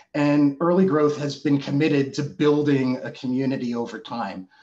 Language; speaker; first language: English; native; English